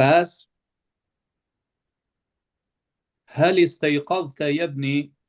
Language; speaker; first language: Arabic; non-native, fluent; Albanian